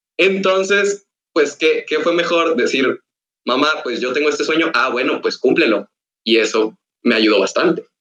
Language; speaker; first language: Spanish; native; Spanish